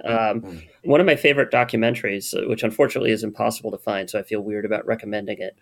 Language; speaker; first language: English; native; English